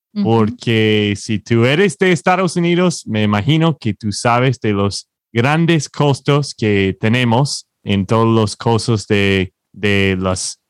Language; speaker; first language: Spanish; non-native, fluent; English